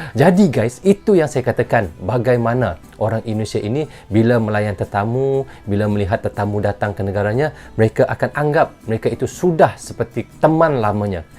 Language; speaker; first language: Malay; native; Malay